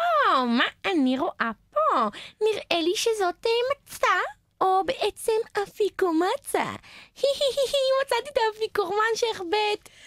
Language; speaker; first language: Hebrew; native; Hebrew